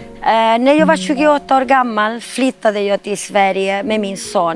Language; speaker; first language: Swedish; non-native, fluent; Spanish